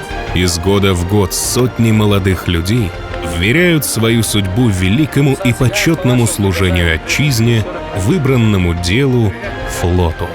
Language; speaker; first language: Russian; native; Russian